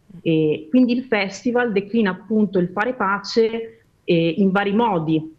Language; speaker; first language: Italian; native; Italian